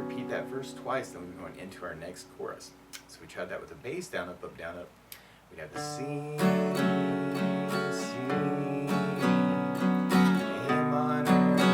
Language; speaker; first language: English; native; English